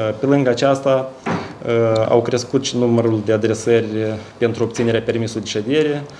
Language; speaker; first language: Romanian; native; Romanian